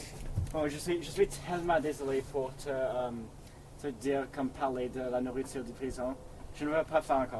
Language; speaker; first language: French; non-native, learner; English